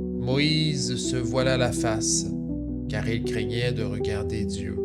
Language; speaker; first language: French; native; French